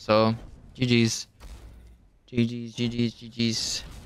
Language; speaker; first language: English; early bilingual, other home language; Spanish